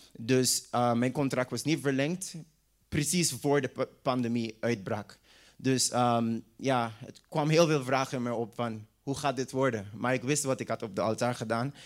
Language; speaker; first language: Dutch; non-native, local second language; English